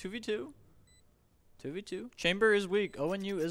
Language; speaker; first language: English; native; English